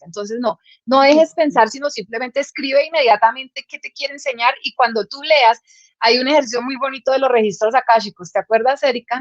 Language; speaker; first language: Spanish; native; Spanish